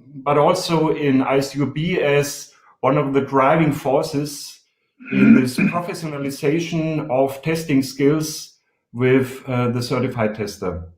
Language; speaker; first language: English; non-native, fluent; German